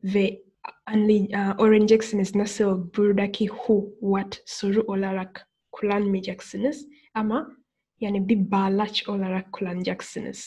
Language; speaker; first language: Turkish; non-native, fluent; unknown